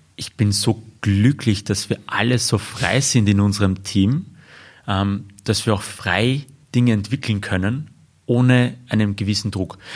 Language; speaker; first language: German; early bilingual, other home language; Armenian